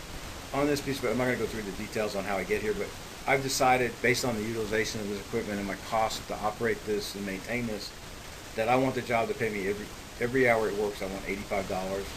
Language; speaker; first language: English; native; English